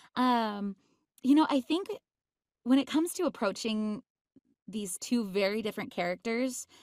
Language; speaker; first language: English; native; English